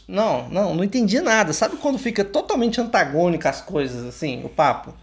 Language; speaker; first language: Portuguese; native; Portuguese